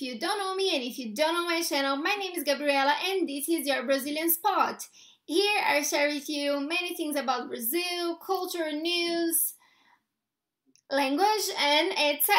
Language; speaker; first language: English; non-native, fluent; Portuguese